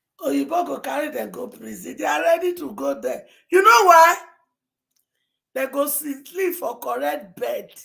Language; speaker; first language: Nigerian Pidgin; non-native, local second language; Yoruba